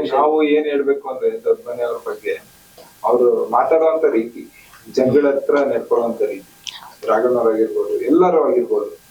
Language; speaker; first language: Kannada; native; Kannada